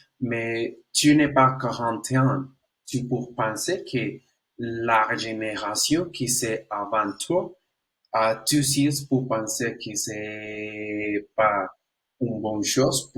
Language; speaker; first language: French; non-native, learner; Spanish